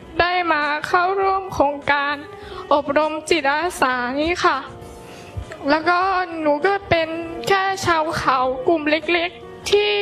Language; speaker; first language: Thai; non-native, local second language; Hmong